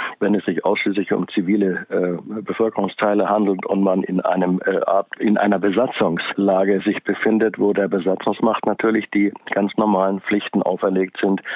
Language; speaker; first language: German; native; German